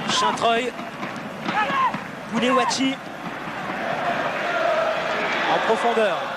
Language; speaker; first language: French; native; French